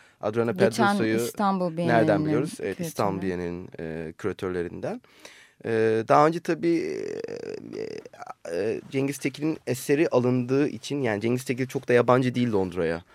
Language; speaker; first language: Turkish; native; Turkish